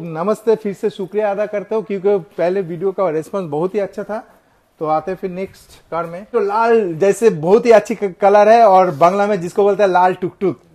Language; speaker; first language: Hindi; non-native, local second language; Bangla